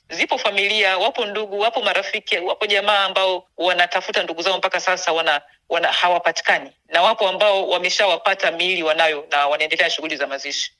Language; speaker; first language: Swahili; native; Swahili